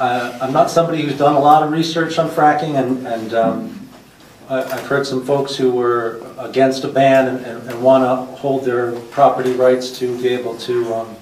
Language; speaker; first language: English; native; English